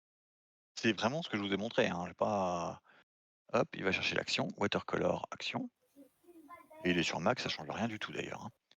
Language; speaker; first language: French; native; French